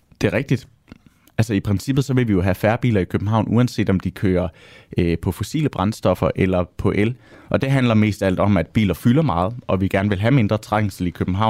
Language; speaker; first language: Danish; native; Danish